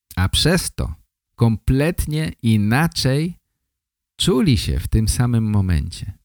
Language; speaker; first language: Polish; native; Polish